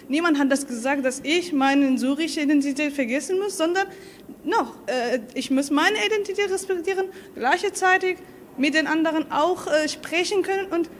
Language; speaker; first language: German; non-native, learner; Arabic